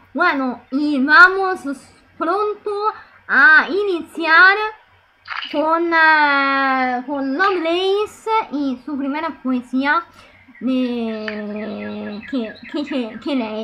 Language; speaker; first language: Spanish; non-native, fluent; Italian